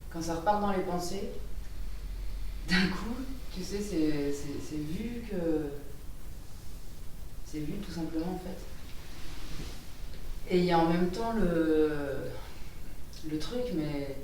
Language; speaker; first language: French; native; French